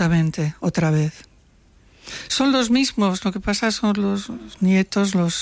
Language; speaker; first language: Spanish; non-native, local second language; Catalan